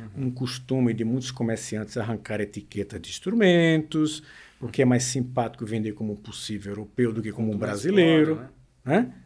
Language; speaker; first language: Portuguese; native; Portuguese